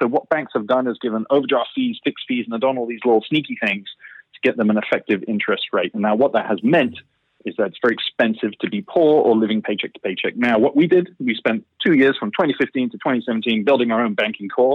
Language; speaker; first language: English; native; English